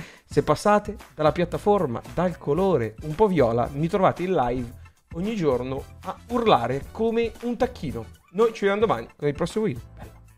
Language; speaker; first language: Italian; native; Italian